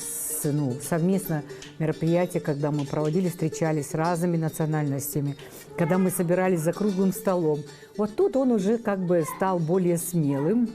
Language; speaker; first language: Russian; native; Russian